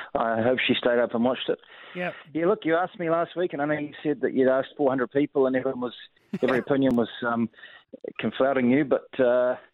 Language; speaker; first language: English; native; English